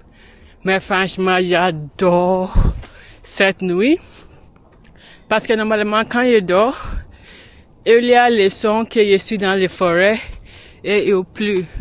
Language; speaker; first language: French; non-native, learner; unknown